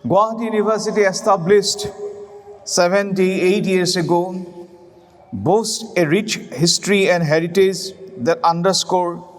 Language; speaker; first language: English; non-native, local second language; Assamese